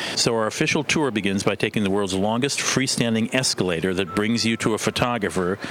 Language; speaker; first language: English; non-native, fluent; Korean